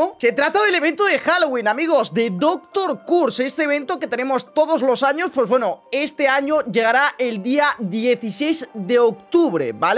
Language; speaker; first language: Spanish; native; Spanish